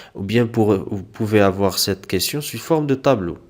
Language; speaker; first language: French; non-native, local second language; Arabic